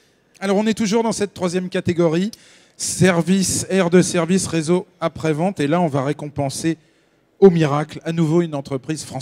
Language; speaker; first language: French; native; French